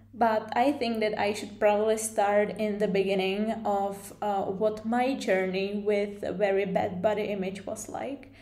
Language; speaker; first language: English; non-native, fluent; Czech